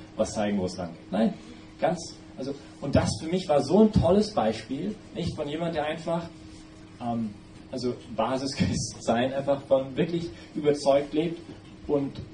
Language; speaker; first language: German; non-native, fluent; English